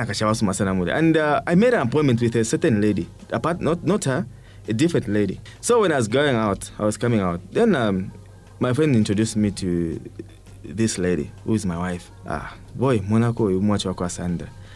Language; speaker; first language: English; non-native, local second language; Bemba